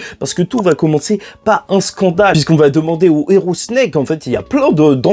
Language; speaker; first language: French; native; French